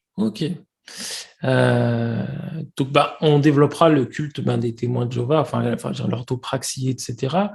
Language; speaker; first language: French; native; French